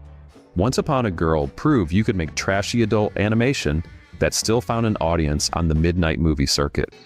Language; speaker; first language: English; native; English